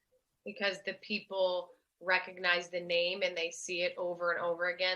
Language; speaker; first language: English; native; English